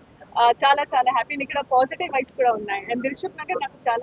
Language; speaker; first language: Telugu; non-native, local second language; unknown